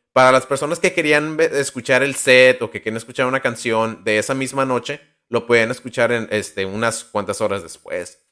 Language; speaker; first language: Spanish; native; Spanish